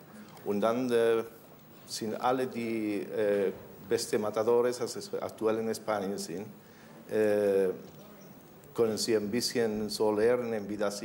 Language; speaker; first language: German; non-native, fluent; Spanish